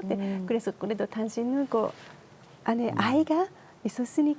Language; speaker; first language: Korean; non-native, learner; Japanese